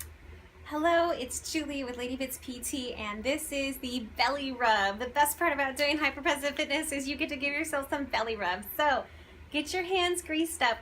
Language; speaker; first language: English; native; English